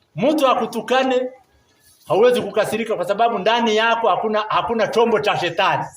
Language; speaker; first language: Swahili; non-native, local second language; Kinyarwanda